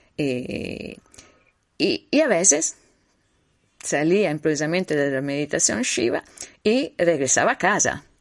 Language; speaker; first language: Spanish; non-native, fluent; Italian